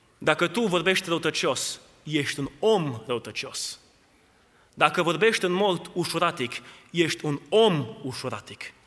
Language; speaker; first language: Romanian; native; Romanian